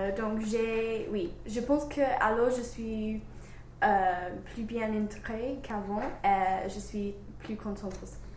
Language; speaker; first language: French; non-native, learner; English